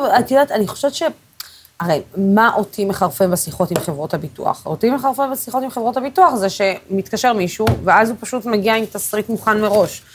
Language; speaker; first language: Hebrew; non-native, local second language; Arabic